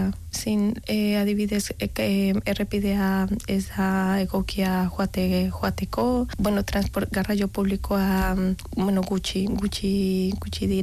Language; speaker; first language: Basque; non-native, learner; Spanish